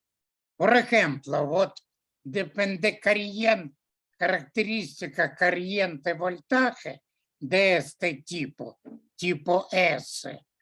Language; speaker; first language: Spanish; non-native, learner; Russian